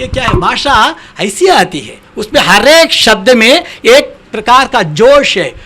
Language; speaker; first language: Hindi; non-native, local second language; Tamil